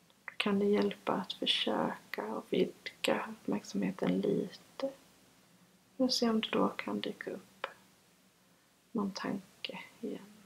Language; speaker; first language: Swedish; native; Swedish